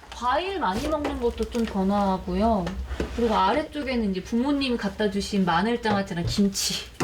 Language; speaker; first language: Korean; native; Korean